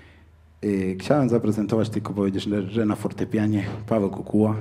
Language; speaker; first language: Polish; non-native, fluent; Spanish